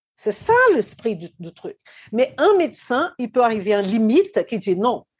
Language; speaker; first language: French; non-native, fluent; Portuguese